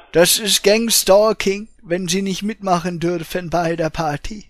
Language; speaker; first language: German; native; German